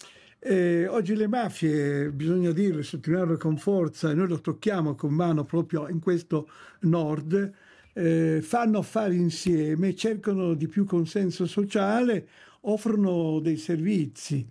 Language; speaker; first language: Italian; native; Italian